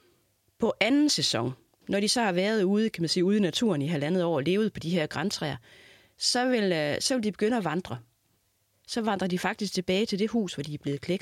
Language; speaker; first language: Danish; native; Danish